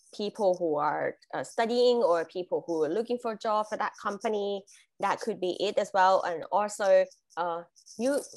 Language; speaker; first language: English; non-native, fluent; Thai